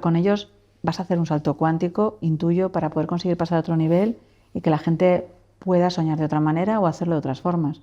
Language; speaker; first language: Spanish; native; Spanish